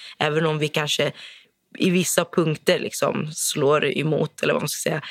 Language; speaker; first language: Swedish; early bilingual, other home language; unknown